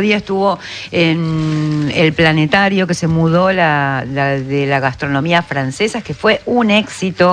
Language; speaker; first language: Spanish; native; Spanish